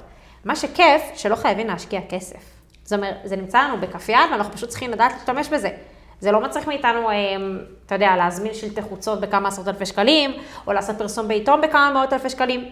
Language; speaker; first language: Hebrew; native; Hebrew